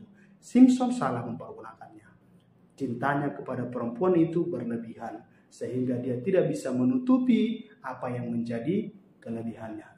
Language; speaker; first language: Indonesian; native; Indonesian